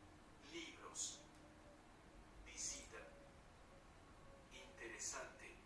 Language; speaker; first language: Spanish; non-native, learner; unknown